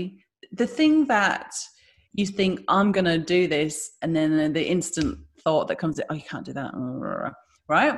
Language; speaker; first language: English; native; English